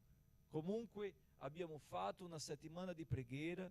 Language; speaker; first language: Italian; non-native, fluent; Portuguese